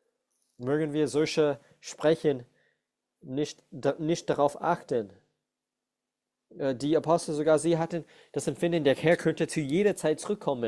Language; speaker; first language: German; non-native, fluent; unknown